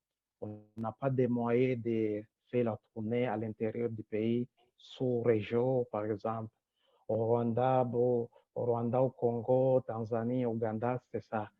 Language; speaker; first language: French; non-native, local second language; Rundi